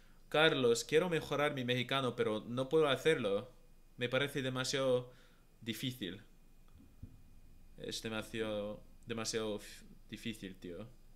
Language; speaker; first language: Spanish; non-native, learner; English